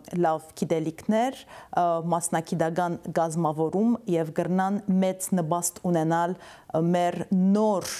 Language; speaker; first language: Armenian; early bilingual, heritage; Armenian